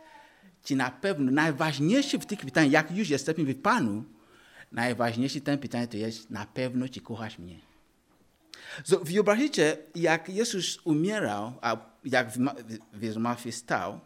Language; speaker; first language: Polish; non-native, learner; Ukrainian